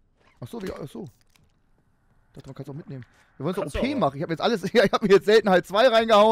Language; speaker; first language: German; native; German